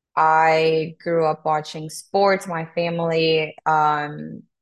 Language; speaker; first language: English; non-native, fluent; Spanish